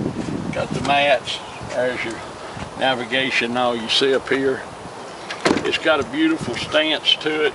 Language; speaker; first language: English; native; English